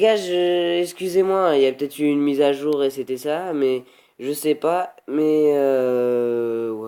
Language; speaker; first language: French; native; French